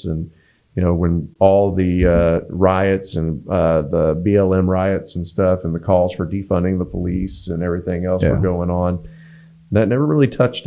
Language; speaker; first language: English; native; English